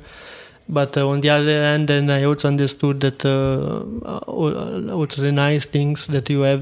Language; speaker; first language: English; non-native, fluent; Italian